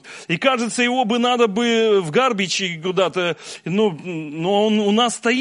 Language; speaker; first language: Russian; native; Russian